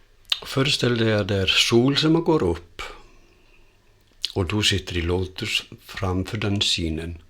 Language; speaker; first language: Swedish; non-native, fluent; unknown